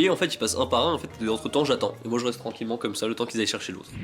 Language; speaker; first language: French; native; French